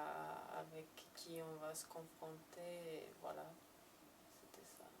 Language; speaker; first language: French; non-native, fluent; Serbian